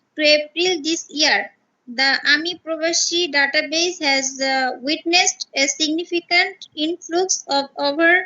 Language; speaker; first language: English; non-native, local second language; Bangla